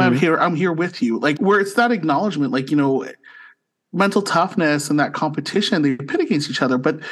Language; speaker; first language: English; native; English